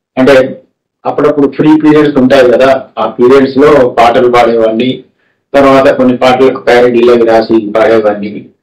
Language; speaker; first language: Telugu; early bilingual, heritage; Telugu